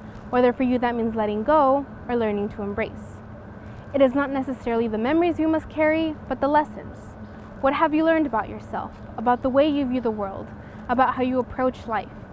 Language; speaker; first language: English; early bilingual, other home language; Spanish